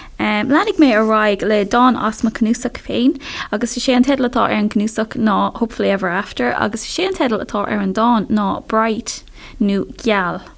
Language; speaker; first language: Irish; non-native, local second language; English